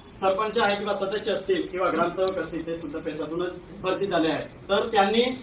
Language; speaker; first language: Marathi; non-native, local second language; Bhili